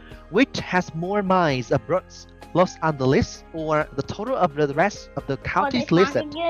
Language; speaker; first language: English; non-native, fluent; Vietnamese